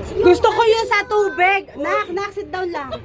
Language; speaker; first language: Filipino; native; Filipino